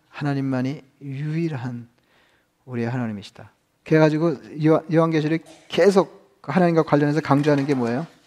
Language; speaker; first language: Korean; native; Korean